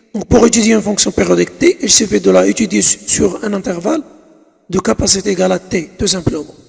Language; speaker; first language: French; non-native, local second language; Arabic